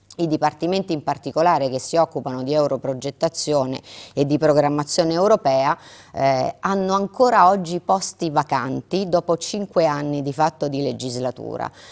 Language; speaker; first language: Italian; native; Italian